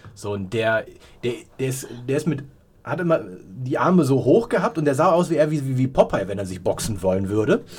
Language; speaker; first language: German; native; German